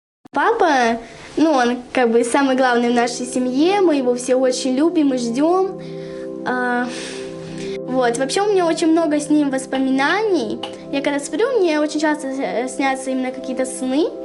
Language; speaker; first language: Russian; native; Russian